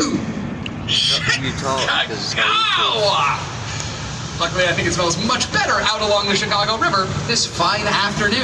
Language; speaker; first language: English; native; English